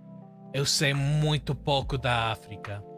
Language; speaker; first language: Portuguese; non-native, fluent; English